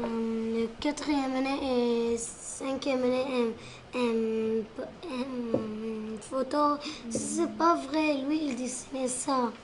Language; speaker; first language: French; non-native, learner; Arabic